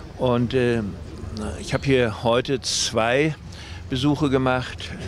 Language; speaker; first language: German; native; German